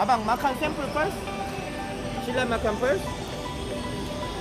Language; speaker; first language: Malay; non-native, learner; Korean